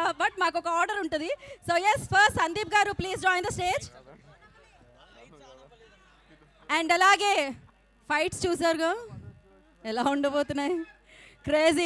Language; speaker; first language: Telugu; native; Telugu